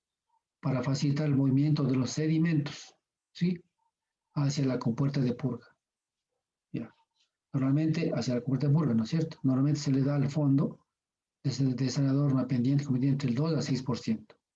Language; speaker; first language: Spanish; native; Spanish